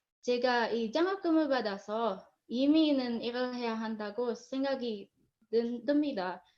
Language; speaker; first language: Korean; non-native, learner; Indonesian